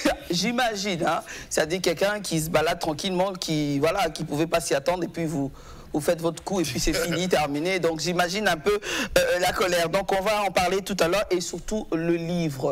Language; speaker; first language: French; native; French